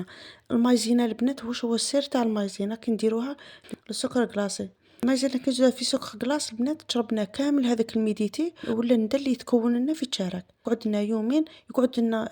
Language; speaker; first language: Arabic; native; Arabic